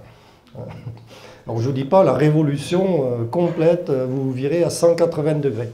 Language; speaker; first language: French; early bilingual, other home language; German